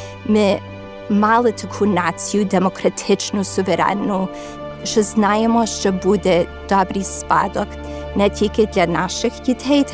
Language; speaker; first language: Ukrainian; early bilingual, heritage; Ukrainian